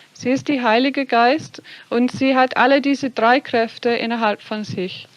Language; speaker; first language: German; non-native, fluent; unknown